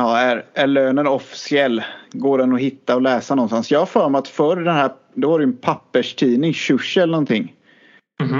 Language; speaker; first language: Swedish; native; Swedish